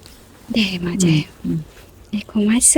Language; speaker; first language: Korean; non-native, fluent; Bangla